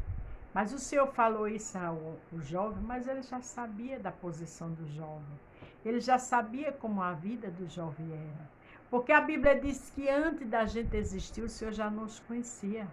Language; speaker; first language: Portuguese; native; Portuguese